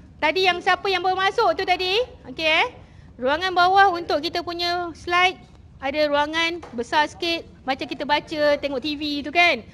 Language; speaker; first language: Malay; native; Malay